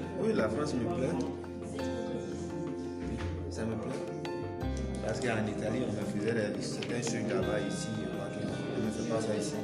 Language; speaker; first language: French; non-native, learner; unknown